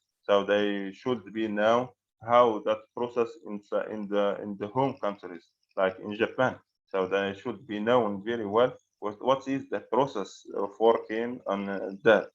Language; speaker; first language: English; non-native, fluent; Arabic